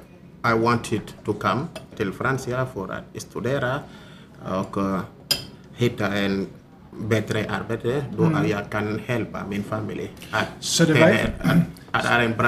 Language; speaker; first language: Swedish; non-native, learner; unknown